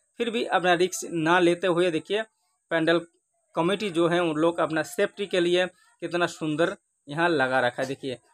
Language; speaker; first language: Hindi; non-native, local second language; Bangla